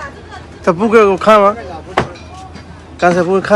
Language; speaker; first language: Chinese; non-native, learner; Urdu